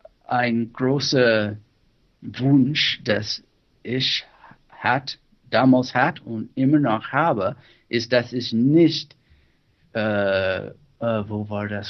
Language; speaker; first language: German; non-native, learner; English